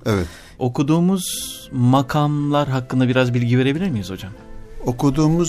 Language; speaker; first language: Turkish; native; Turkish